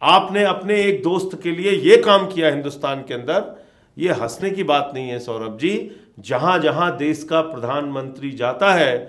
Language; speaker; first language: Hindi; native; Hindi